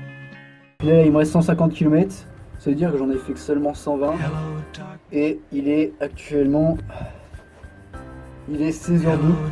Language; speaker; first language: French; native; French